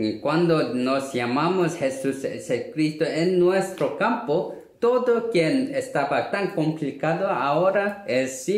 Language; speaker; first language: Spanish; non-native, learner; Korean